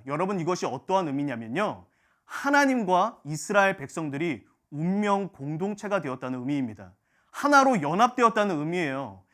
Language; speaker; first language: Korean; native; Korean